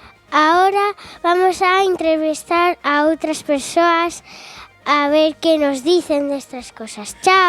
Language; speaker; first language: Galician; non-native, local second language; Spanish